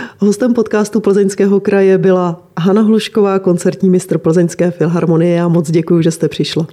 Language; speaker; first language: Czech; native; Czech